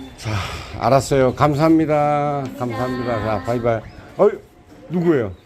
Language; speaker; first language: Korean; native; Korean